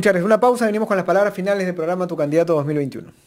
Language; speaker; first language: Spanish; native; Spanish